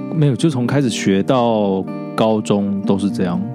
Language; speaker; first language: Chinese; native; Chinese